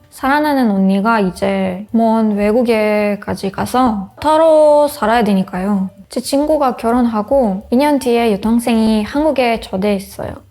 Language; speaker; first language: Korean; non-native, learner; Hebrew